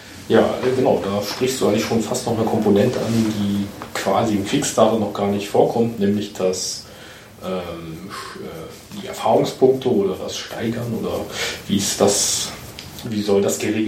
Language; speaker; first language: German; native; German